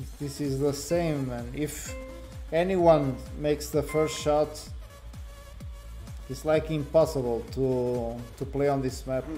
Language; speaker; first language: English; non-native, learner; Portuguese